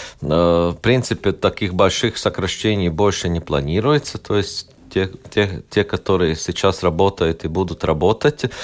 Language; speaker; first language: Russian; non-native, local second language; Latvian